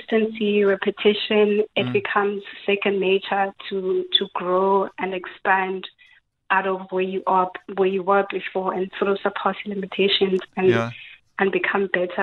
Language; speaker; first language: English; non-native, local second language; Xhosa